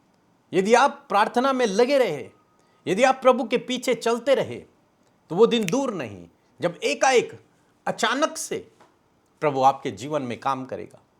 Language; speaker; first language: Hindi; native; Hindi